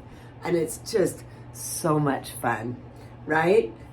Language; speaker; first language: English; native; English